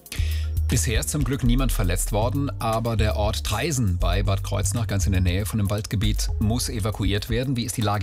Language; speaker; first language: German; native; German